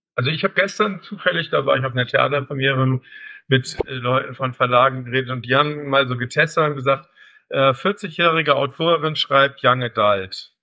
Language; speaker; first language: German; native; German